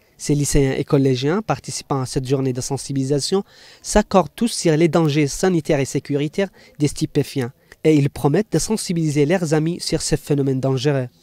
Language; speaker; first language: French; non-native, local second language; Arabic